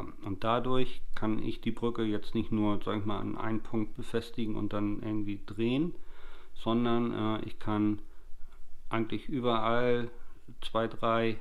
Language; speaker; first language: German; native; German